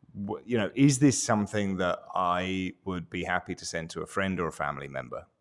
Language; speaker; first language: English; native; English